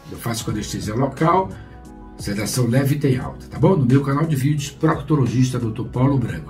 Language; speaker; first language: Portuguese; native; Portuguese